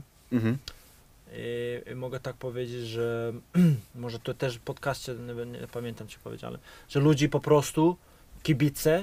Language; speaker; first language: Polish; non-native, fluent; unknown